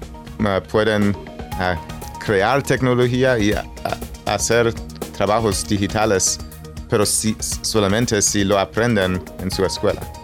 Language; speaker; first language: Spanish; non-native, learner; English